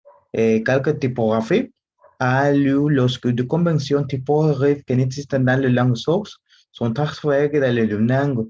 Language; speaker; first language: French; non-native, learner; Spanish